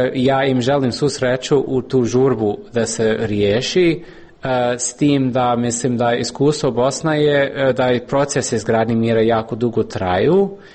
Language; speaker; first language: Croatian; non-native, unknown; English